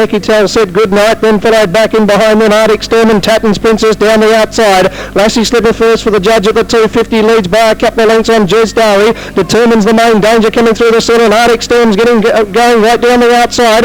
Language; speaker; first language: English; native; English